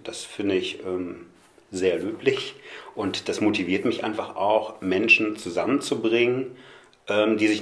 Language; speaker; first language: German; native; German